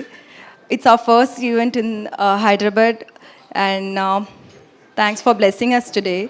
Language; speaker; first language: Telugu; non-native, learner; Tamil